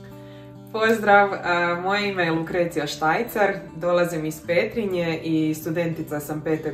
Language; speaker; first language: Croatian; native; Croatian